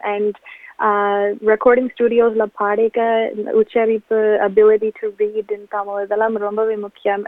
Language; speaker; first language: Tamil; early bilingual, heritage; Tamil